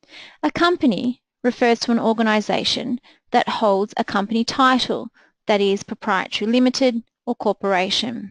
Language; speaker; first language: English; native; English